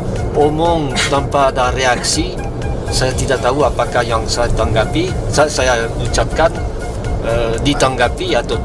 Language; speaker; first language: Indonesian; non-native, fluent; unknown